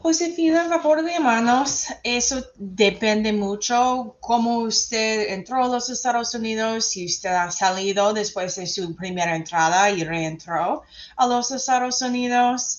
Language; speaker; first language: Spanish; non-native, fluent; English